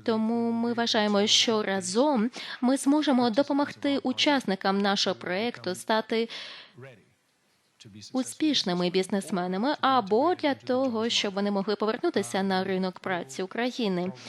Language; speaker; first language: Ukrainian; non-native, fluent; Lithuanian